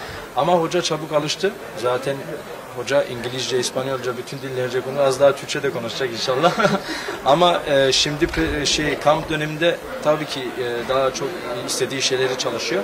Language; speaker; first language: Turkish; early bilingual, heritage; Turkish